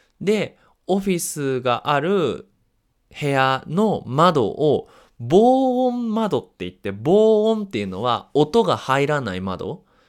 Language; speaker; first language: Japanese; native; Japanese